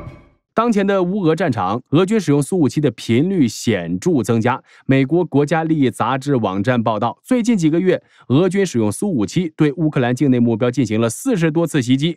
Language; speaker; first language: Chinese; native; Chinese